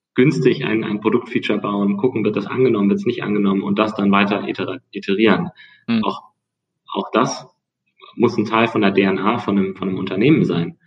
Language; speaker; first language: German; native; German